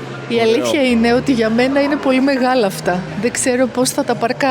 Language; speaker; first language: Greek; native; Greek